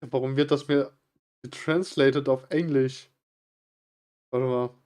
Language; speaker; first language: German; native; German